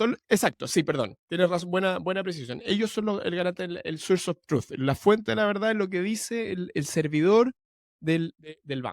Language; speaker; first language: Spanish; native; Spanish